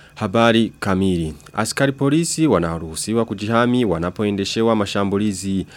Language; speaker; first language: Swahili; non-native, local second language; Rundi